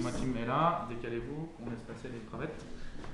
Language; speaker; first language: French; native; French